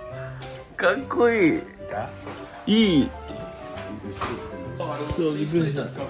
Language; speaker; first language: Japanese; non-native, fluent; Filipino